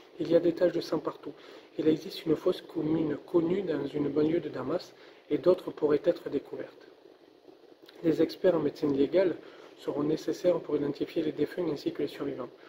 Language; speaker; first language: French; native; French